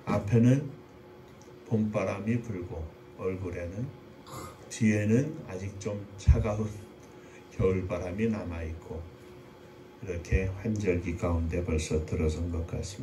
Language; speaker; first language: Korean; native; Korean